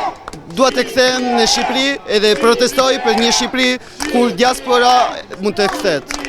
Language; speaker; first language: Albanian; early bilingual, heritage; Albanian